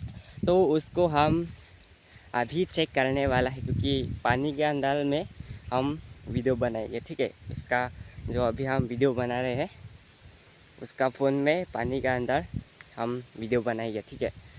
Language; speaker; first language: Hindi; non-native, local second language; Karbi